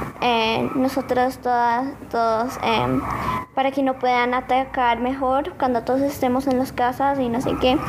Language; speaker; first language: Spanish; early bilingual, heritage; Spanish